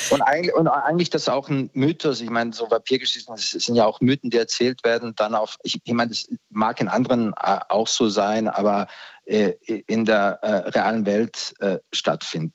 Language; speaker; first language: German; early bilingual, other home language; Croatian